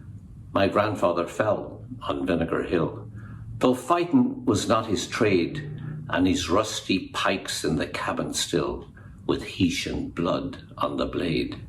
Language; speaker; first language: English; native; English